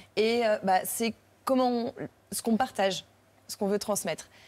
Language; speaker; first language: French; native; French